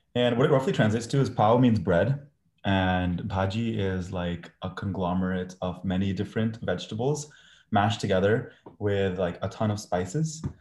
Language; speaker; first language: English; early bilingual, other home language; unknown